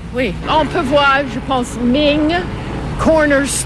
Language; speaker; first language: French; non-native, fluent; English